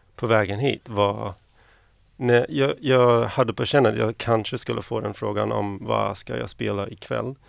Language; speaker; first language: Swedish; non-native, fluent; English